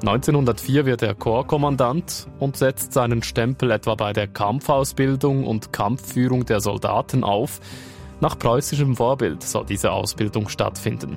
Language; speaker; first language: German; native; German